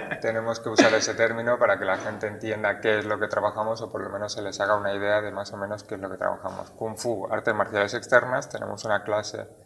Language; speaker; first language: Spanish; native; Spanish